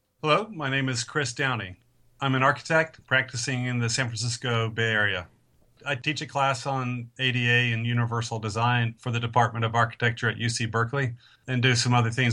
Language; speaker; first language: English; native; English